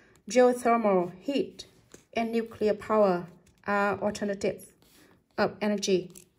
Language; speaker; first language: English; non-native, fluent; Vietnamese